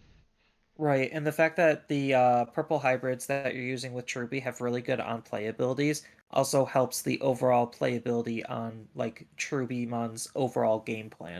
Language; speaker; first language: English; native; English